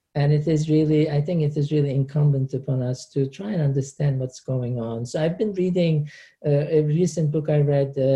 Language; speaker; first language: English; non-native, fluent; Turkish